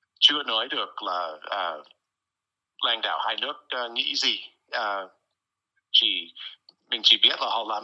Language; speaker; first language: Vietnamese; non-native, fluent; English